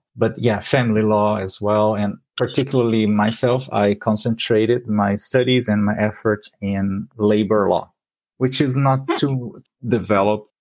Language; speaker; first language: English; non-native, fluent; Portuguese